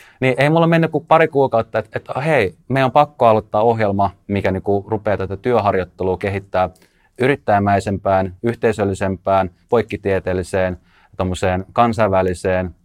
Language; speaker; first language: Finnish; early bilingual, other home language; Russian